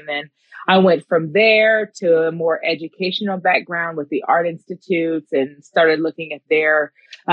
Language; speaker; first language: English; native; English